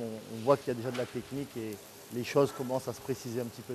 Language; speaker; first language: French; native; French